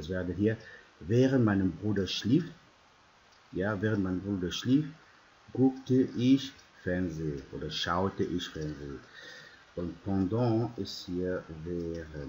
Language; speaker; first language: German; non-native, fluent; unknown